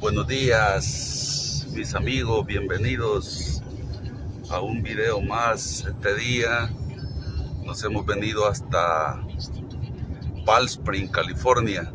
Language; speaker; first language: Spanish; native; Spanish